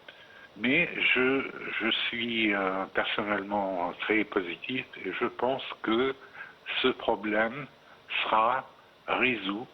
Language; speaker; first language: French; non-native, fluent; Arabic